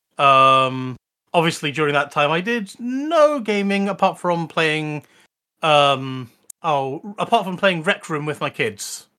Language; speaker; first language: English; native; English